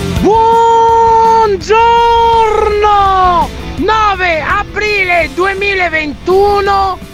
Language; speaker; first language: Italian; native; Italian